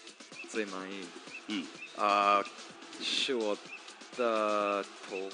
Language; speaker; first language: Chinese; non-native, learner; English